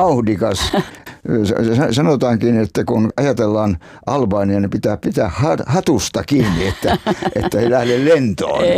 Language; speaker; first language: Finnish; native; Finnish